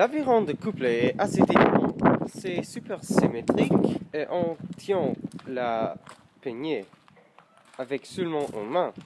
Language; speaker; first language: French; non-native, learner; English